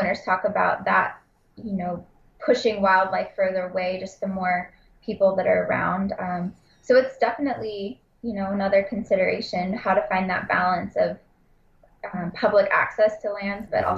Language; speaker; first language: English; native; English